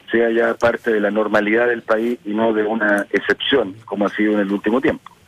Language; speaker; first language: Spanish; native; Spanish